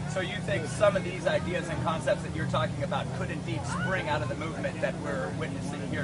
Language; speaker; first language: English; native; English